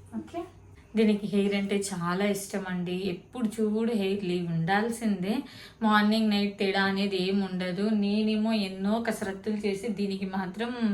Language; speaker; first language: Telugu; non-native, local second language; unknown